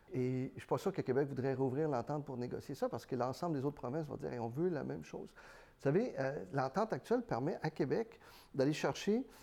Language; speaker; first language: French; early bilingual, other home language; Spanish